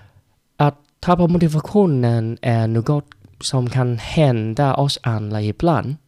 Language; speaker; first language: Swedish; non-native, learner; Vietnamese